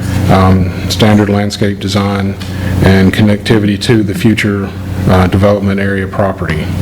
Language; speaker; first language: English; native; English